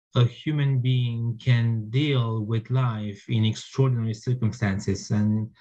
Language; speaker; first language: English; non-native, fluent; Romanian